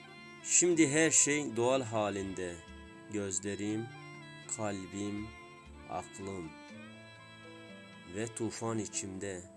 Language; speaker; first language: Turkish; native; Turkish